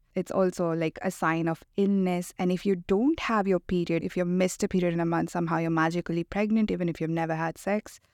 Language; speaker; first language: English; non-native, local second language; Hindi